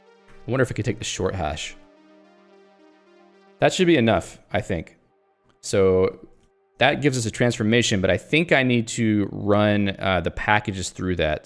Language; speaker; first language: English; native; English